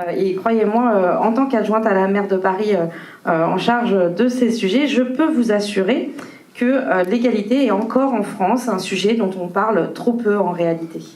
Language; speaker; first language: French; native; French